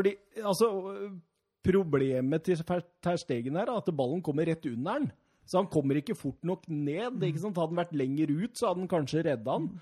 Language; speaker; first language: Norwegian; native; Norwegian